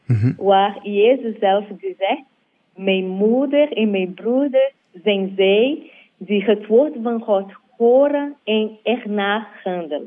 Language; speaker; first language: Dutch; non-native, learner; Portuguese